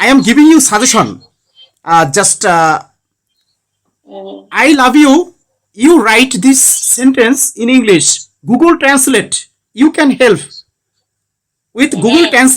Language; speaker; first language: English; non-native, learner; Bangla